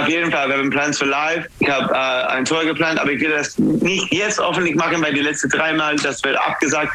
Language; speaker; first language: German; non-native, learner; English